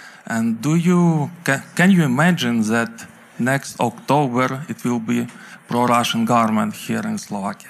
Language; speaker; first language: English; non-native, fluent; Ukrainian